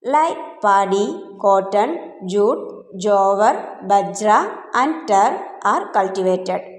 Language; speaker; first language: English; non-native, local second language; Malayalam